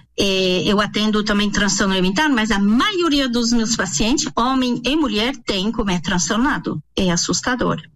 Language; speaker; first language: Portuguese; non-native, fluent; French